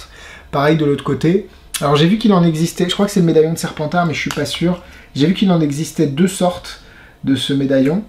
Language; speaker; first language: French; native; French